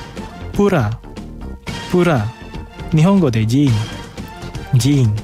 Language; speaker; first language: Japanese; non-native, fluent; Indonesian